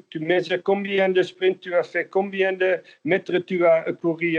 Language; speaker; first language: French; non-native, learner; Dutch